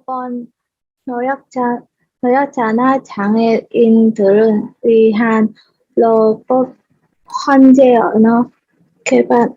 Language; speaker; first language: Korean; non-native, learner; Vietnamese